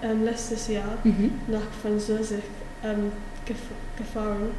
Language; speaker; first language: German; non-native, learner; English